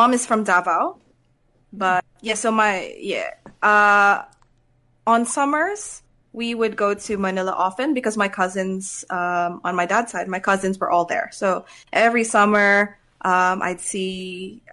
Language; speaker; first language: English; non-native, local second language; Cebuano